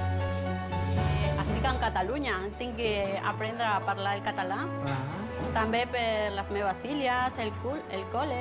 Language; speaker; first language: Catalan; non-native, learner; Spanish